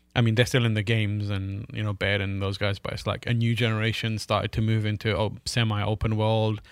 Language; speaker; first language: English; native; English